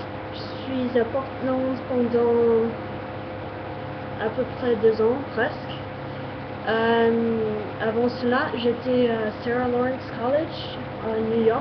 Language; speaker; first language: French; non-native, fluent; English